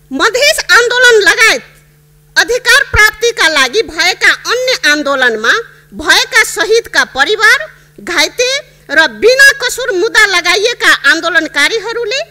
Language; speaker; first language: Nepali; non-native, local second language; Maithili